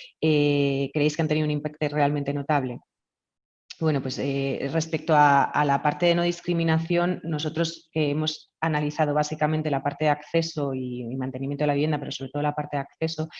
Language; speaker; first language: Spanish; native; Spanish